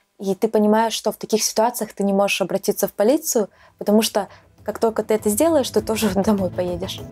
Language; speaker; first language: Russian; native; Russian